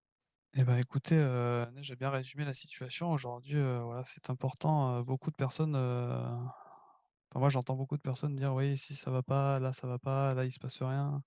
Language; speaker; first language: French; native; French